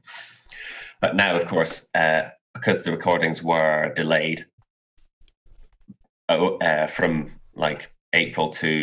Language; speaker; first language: English; native; English